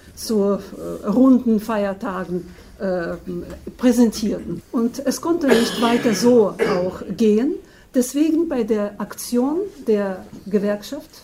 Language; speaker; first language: German; non-native, fluent; Ukrainian